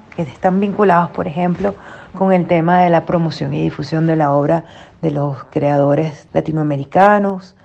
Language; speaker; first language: Spanish; native; Spanish